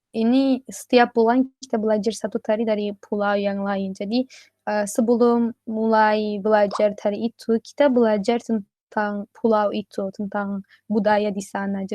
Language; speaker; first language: Indonesian; non-native, fluent; Turkish